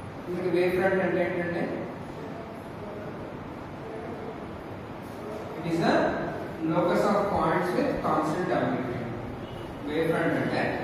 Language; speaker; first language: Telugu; native; Telugu